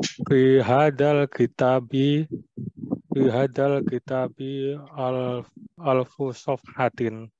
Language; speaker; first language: Arabic; non-native, learner; Indonesian